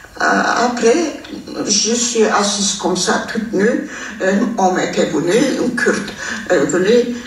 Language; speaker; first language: French; non-native, fluent; Armenian